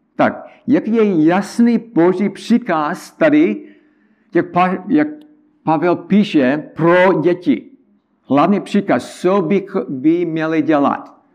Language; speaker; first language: Czech; non-native, learner; English